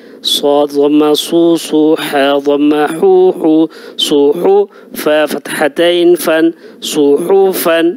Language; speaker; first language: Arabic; non-native, fluent; Urdu